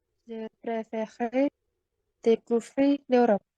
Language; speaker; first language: French; non-native, learner; Indonesian